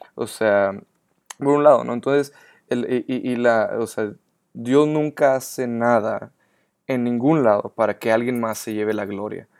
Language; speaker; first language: Spanish; native; Spanish